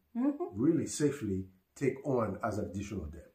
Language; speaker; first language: English; non-native, fluent; Haitian Creole